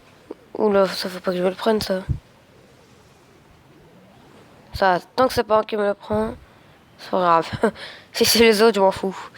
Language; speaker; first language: French; native; French